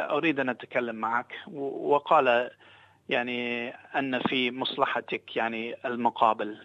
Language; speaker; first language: Arabic; non-native, fluent; English